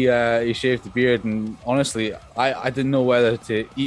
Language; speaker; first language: English; native; English